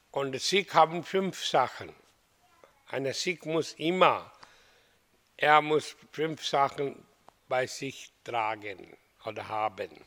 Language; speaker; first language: German; non-native, learner; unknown